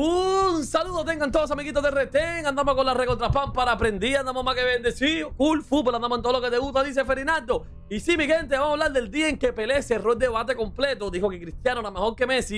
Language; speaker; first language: Spanish; native; Spanish